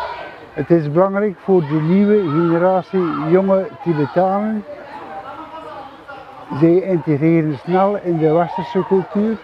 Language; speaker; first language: Dutch; non-native, fluent; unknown